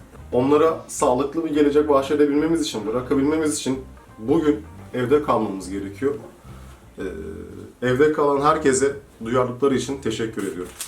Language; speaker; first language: Turkish; native; Turkish